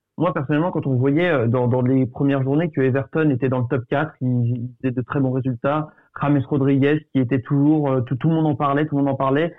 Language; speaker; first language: French; early bilingual, other home language; Portuguese